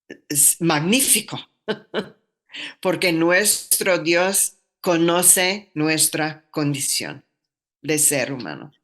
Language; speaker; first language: Spanish; non-native, fluent; English